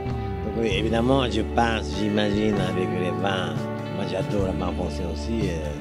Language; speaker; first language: French; non-native, learner; Japanese